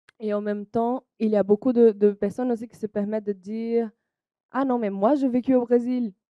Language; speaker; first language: French; non-native, fluent; Portuguese